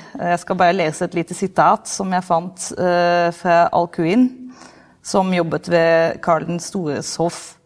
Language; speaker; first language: Norwegian; non-native, fluent; Dutch